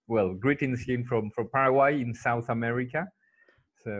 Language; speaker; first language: English; non-native, fluent; Spanish